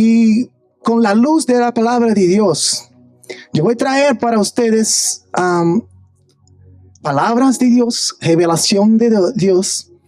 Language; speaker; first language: Spanish; non-native, fluent; Portuguese